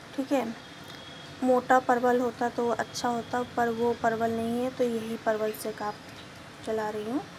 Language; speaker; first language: Hindi; native; Hindi